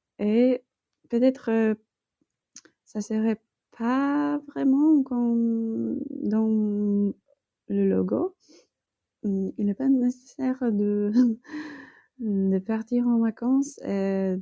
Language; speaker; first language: French; non-native, fluent; Polish